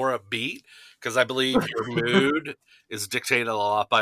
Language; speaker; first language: English; native; English